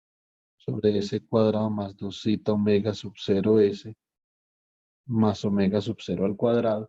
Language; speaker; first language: Spanish; native; Spanish